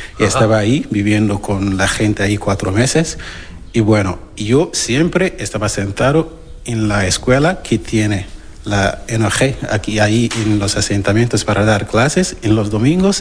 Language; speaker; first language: Spanish; non-native, learner; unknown